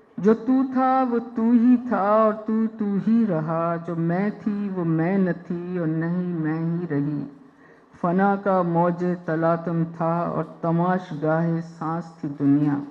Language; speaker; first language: Urdu; non-native, local second language; Sindhi